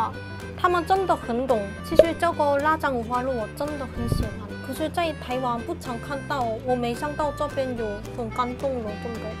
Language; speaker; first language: Chinese; non-native, fluent; Korean